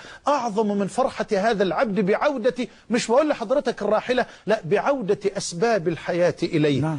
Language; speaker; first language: Arabic; native; Arabic